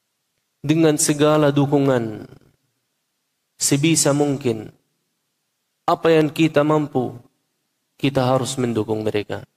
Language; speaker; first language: Indonesian; non-native, fluent; Arabic